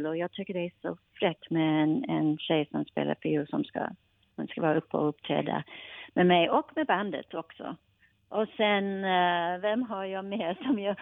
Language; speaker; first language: Swedish; non-native, fluent; English